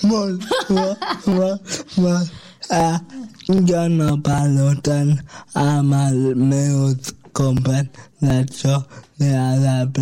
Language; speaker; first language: Catalan; non-native, local second language; Spanish